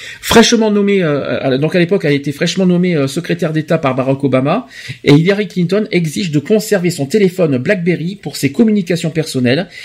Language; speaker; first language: French; native; French